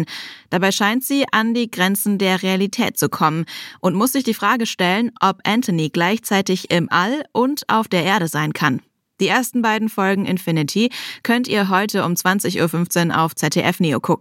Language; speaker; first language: German; native; German